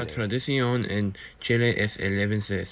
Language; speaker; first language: Spanish; non-native, learner; English